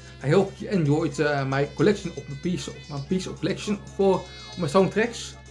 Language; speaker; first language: English; non-native, learner; Dutch